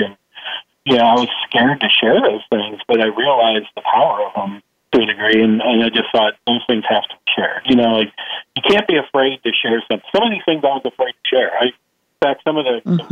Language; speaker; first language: English; native; English